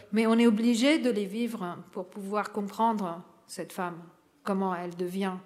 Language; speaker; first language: French; non-native, local second language; Arabic